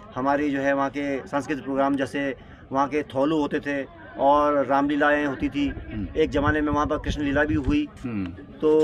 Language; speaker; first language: Hindi; native; Hindi